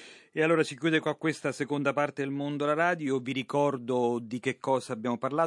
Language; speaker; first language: Italian; native; Italian